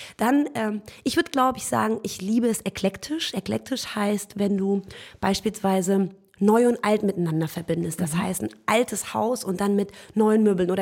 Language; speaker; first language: German; early bilingual, other home language; Persian